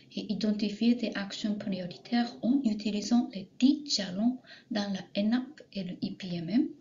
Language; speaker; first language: French; non-native, fluent; Japanese